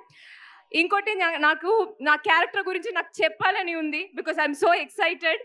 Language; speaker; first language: Telugu; non-native, local second language; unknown